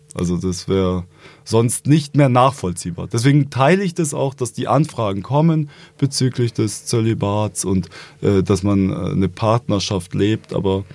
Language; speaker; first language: German; native; German